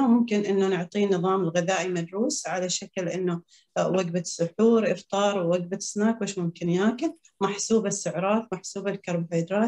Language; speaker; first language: Arabic; native; Arabic